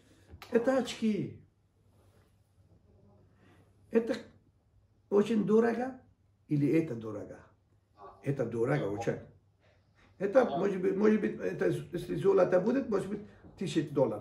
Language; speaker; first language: Russian; non-native, learner; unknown